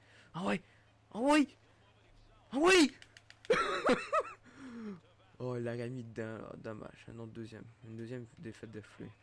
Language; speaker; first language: French; native; French